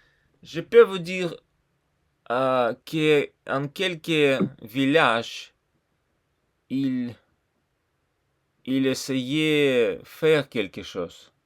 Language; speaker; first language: French; non-native, learner; Russian